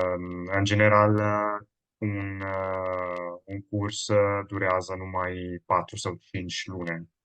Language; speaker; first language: Romanian; non-native, fluent; Italian